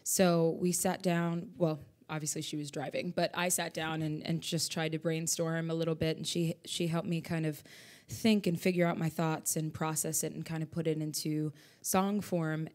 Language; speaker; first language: English; native; English